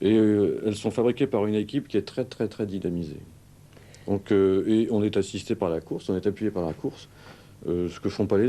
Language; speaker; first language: French; native; French